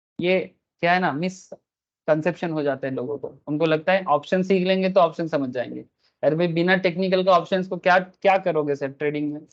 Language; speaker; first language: Hindi; non-native, local second language; Bangla